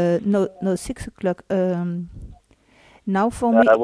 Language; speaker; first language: English; non-native, learner; French